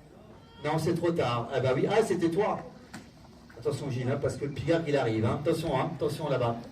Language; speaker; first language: French; native; French